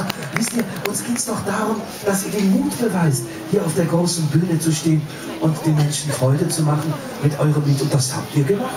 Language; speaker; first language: German; native; German